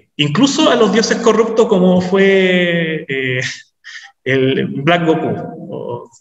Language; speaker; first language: Spanish; native; Spanish